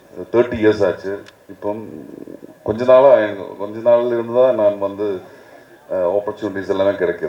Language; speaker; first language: Tamil; non-native, learner; Malayalam